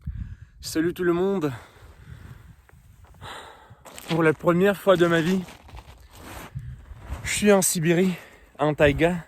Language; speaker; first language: French; non-native, fluent; Russian